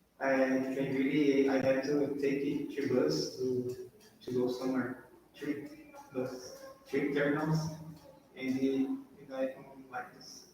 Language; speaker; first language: English; non-native, learner; Portuguese